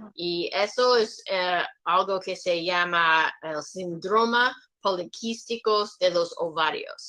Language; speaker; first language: Spanish; non-native, learner; English